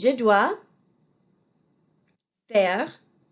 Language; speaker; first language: French; non-native, fluent; English